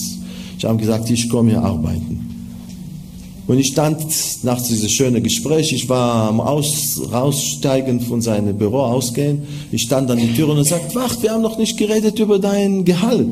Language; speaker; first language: German; non-native, fluent; Hebrew